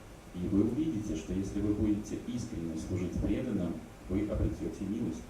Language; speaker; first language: Russian; native; Russian